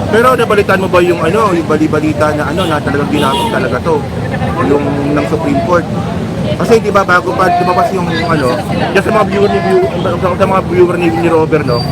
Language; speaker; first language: Filipino; native; Filipino